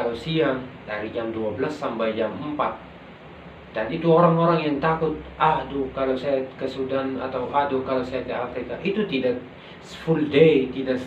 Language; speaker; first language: Indonesian; non-native, local second language; Arabic